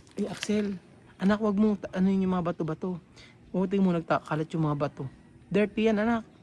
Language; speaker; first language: Filipino; native; Filipino